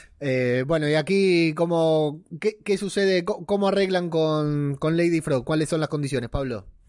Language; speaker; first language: Spanish; native; Spanish